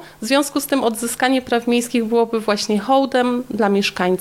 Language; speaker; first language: Polish; native; Polish